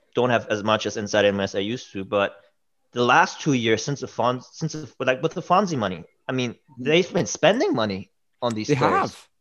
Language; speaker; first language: English; early bilingual, other home language; German